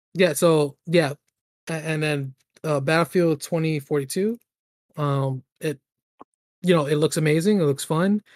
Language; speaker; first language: English; native; English